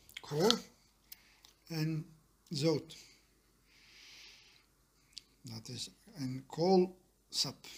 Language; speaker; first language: Dutch; non-native, learner; Serbian